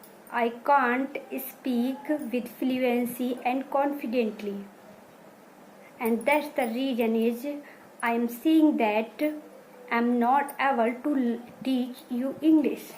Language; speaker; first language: English; non-native, learner; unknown